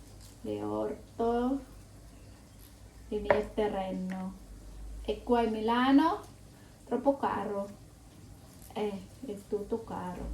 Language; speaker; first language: Italian; non-native, learner; Filipino